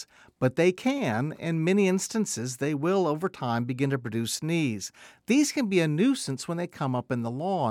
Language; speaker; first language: English; native; English